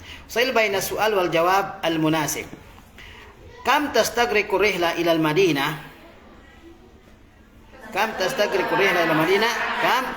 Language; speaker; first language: Arabic; non-native, fluent; Indonesian